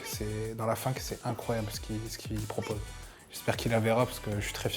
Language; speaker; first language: French; native; French